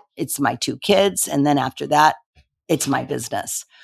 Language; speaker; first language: English; native; English